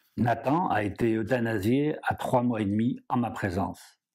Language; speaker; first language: French; native; French